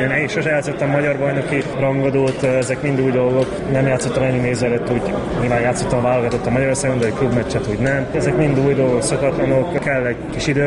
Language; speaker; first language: Hungarian; native; Hungarian